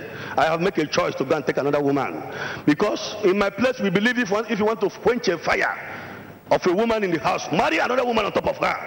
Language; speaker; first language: English; non-native, local second language; Igbo